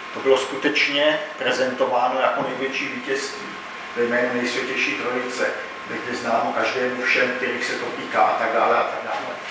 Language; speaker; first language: Czech; native; Czech